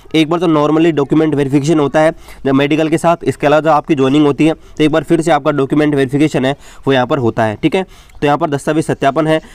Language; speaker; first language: Hindi; native; Hindi